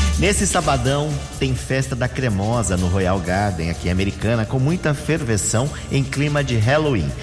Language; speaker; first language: Portuguese; native; Portuguese